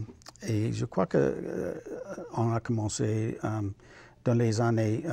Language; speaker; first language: French; non-native, learner; English